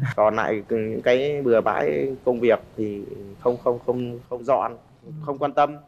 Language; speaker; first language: Vietnamese; native; Vietnamese